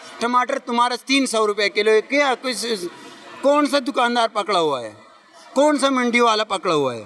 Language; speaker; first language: Urdu; non-native, local second language; Pashto